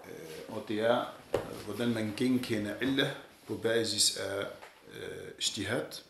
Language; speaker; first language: Danish; early bilingual, other home language; Arabic